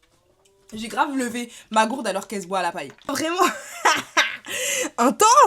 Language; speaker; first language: French; native; French